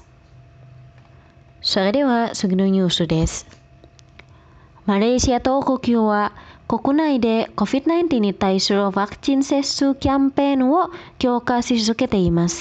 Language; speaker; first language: Japanese; non-native, fluent; Indonesian